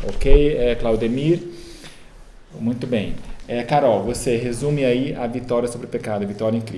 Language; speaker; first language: Portuguese; native; Portuguese